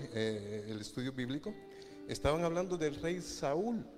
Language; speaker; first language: Spanish; native; Spanish